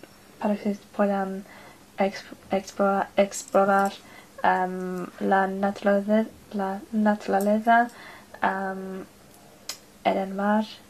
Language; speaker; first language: Spanish; non-native, learner; English